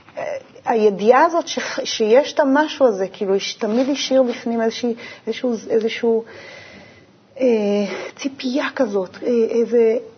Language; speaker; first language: Hebrew; native; Hebrew